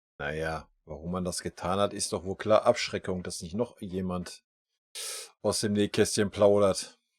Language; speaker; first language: German; native; German